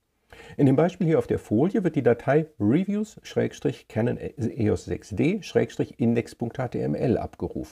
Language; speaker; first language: German; native; German